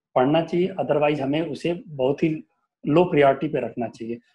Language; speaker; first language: Hindi; native; Hindi